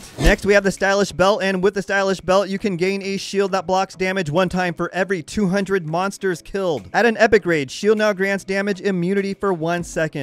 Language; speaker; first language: English; native; English